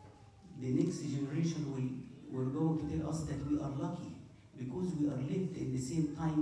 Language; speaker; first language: English; non-native, fluent; Arabic